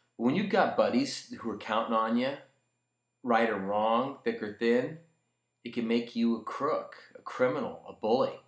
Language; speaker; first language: English; native; English